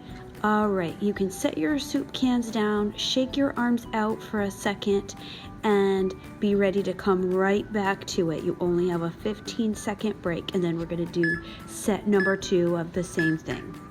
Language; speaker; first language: English; native; English